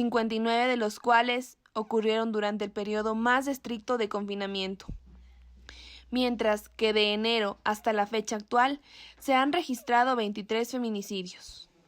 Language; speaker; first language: Spanish; native; Spanish